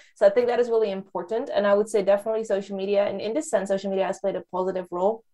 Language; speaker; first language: English; non-native, fluent; Dutch